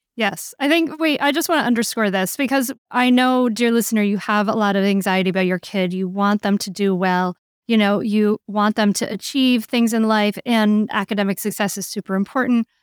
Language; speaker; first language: English; native; English